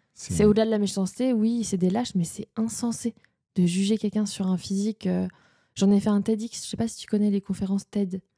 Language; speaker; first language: French; native; French